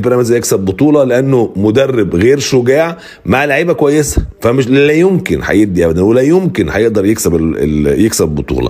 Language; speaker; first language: Arabic; native; Arabic